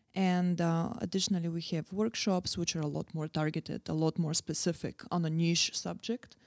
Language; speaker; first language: English; non-native, fluent; Bulgarian